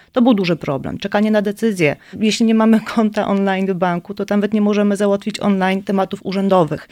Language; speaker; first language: Polish; native; Polish